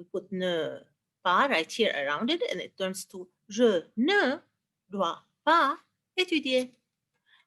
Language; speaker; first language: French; non-native, fluent; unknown